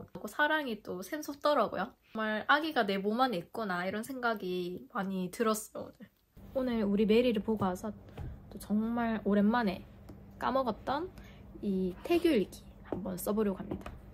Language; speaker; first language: Korean; native; Korean